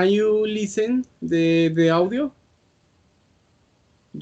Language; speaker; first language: English; non-native, learner; Spanish